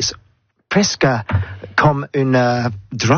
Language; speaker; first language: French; non-native, learner; English